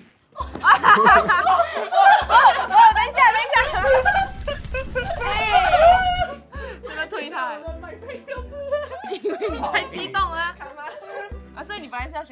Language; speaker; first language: Chinese; native; Chinese